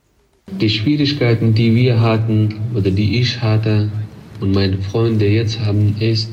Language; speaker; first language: German; non-native, fluent; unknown